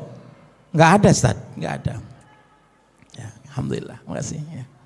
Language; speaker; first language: Indonesian; native; Indonesian